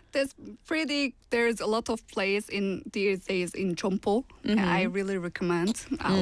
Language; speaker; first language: English; non-native, learner; Turkish